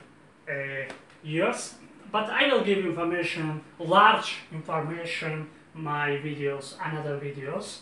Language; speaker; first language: English; non-native, learner; Azerbaijani